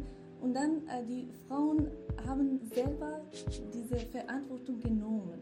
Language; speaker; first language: German; non-native, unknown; Kurdish